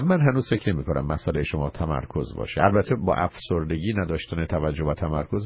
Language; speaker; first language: Persian; native; Persian